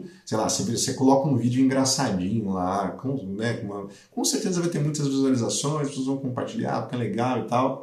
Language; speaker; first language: Portuguese; native; Portuguese